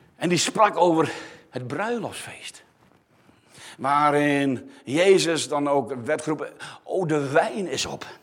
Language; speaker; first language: Dutch; native; Dutch